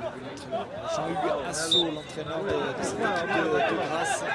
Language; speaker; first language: French; native; French